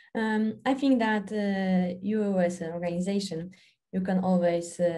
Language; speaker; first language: English; non-native, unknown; Polish